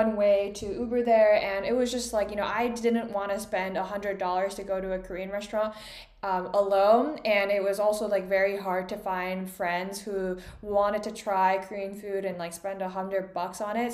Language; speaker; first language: English; non-native, fluent; Korean